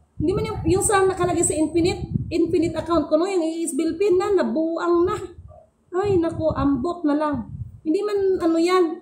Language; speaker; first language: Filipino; non-native, local second language; Cebuano